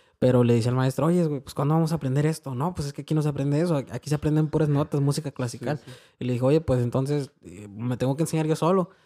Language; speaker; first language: Spanish; early bilingual, heritage; Spanish